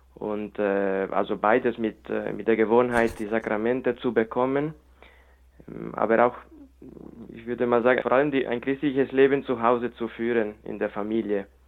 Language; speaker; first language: German; non-native, local second language; Italian